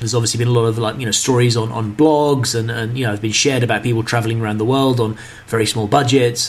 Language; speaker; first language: English; native; English